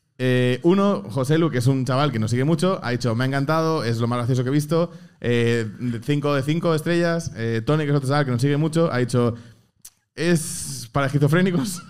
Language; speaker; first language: Spanish; native; Spanish